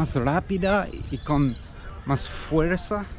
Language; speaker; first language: Spanish; non-native, learner; English